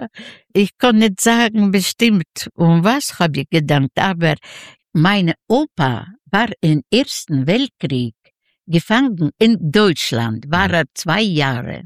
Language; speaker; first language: German; non-native, learner; Yiddish